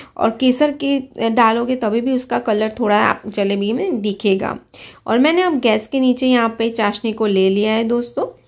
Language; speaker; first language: Hindi; non-native, local second language; Gujarati